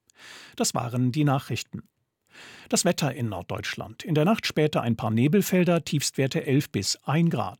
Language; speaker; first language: German; native; German